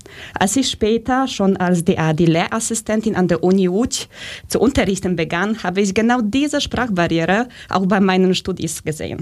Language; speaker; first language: German; early bilingual, other home language; Polish